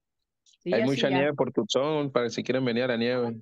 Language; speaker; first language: Spanish; native; Spanish